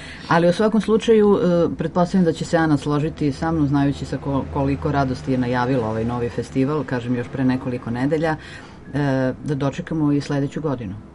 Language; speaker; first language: Serbian; native; Serbian